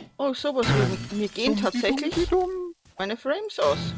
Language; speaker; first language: German; native; German